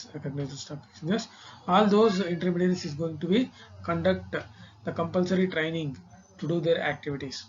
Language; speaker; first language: English; non-native, local second language; Kannada